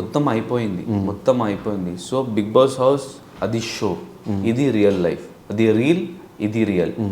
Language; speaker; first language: Telugu; non-native, local second language; Urdu